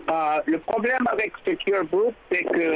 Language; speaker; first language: French; non-native, fluent; English